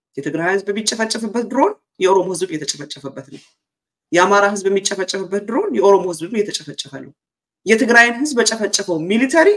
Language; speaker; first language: Amharic; native; Amharic